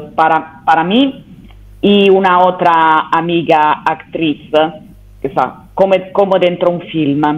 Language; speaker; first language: Spanish; non-native, learner; Italian